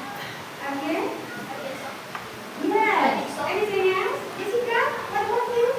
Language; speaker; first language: English; non-native, learner; Indonesian